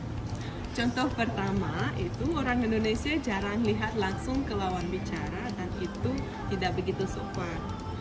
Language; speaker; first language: Indonesian; non-native, fluent; Russian